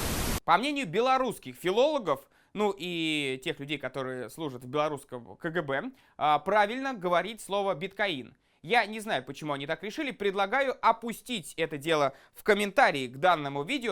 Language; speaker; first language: Russian; native; Russian